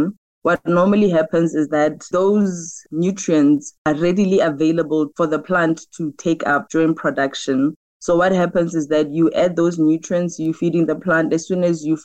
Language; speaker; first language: English; non-native, local second language; Tswana